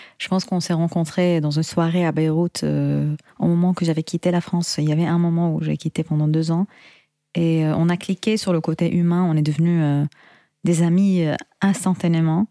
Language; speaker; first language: French; non-native, fluent; Arabic